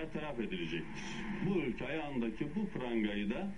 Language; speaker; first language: Turkish; native; Turkish